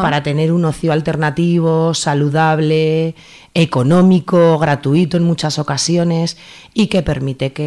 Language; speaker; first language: Spanish; native; Spanish